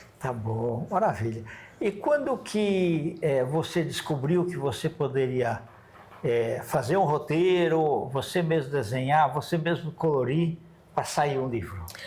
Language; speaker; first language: Portuguese; native; Portuguese